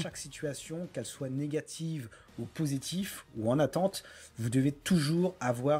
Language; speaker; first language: French; native; French